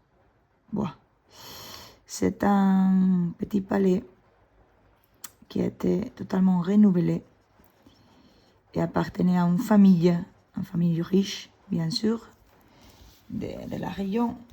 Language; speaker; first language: French; non-native, fluent; Spanish